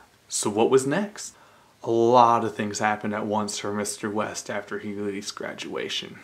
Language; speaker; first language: English; native; English